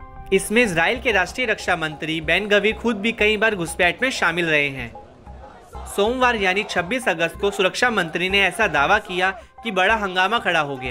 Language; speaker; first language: Hindi; native; Hindi